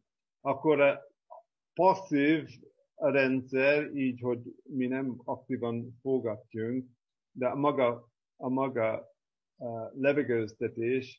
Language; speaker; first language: Hungarian; non-native, fluent; English